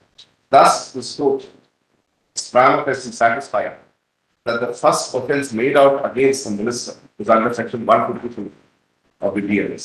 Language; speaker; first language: English; non-native, local second language; Hindi